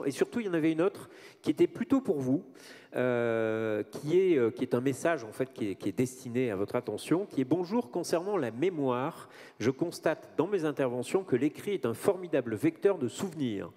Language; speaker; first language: French; native; French